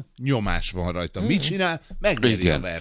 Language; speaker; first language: Hungarian; native; Hungarian